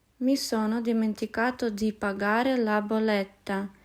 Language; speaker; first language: Italian; non-native, fluent; Ukrainian